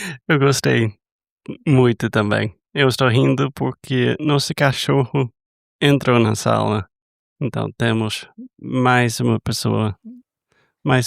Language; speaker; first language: Portuguese; non-native, fluent; English